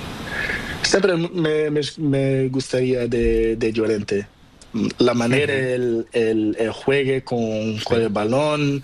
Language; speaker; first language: Spanish; non-native, learner; Portuguese